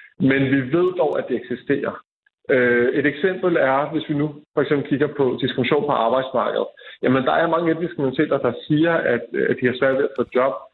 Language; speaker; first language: Danish; native; Danish